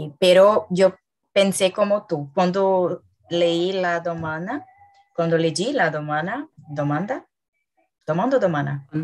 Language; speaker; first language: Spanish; non-native, learner; Portuguese